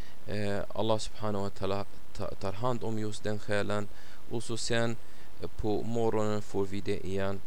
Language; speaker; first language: Swedish; non-native, fluent; Arabic